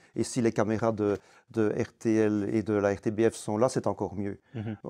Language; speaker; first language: French; native; French